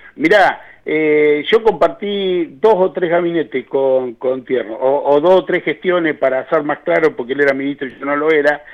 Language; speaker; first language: Spanish; native; Spanish